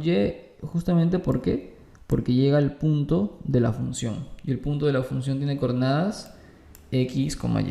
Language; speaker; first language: Spanish; native; Spanish